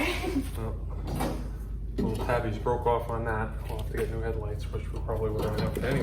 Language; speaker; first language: English; native; English